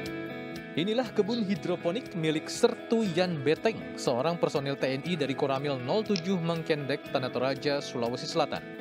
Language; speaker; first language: Indonesian; native; Indonesian